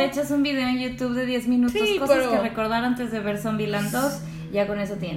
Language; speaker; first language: Spanish; native; Spanish